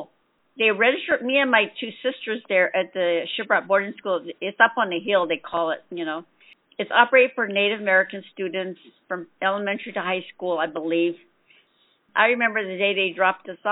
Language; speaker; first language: English; early bilingual, other home language; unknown